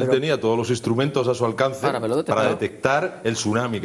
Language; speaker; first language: Spanish; native; Spanish